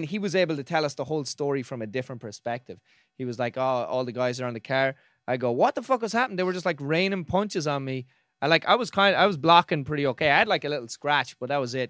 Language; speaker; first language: English; native; English